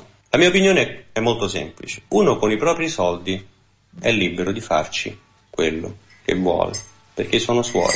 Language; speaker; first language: Italian; native; Italian